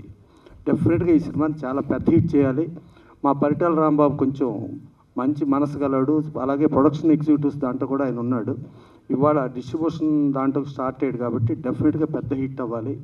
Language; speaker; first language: Telugu; native; Telugu